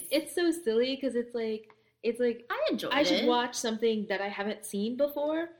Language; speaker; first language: English; native; English